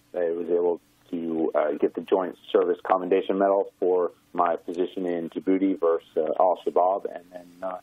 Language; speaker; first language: English; native; English